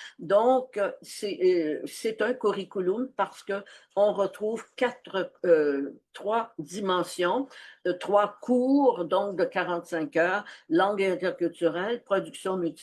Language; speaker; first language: French; native; French